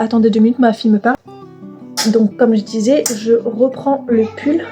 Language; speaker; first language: French; native; French